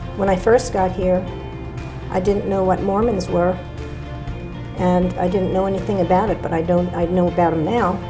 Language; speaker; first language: English; native; English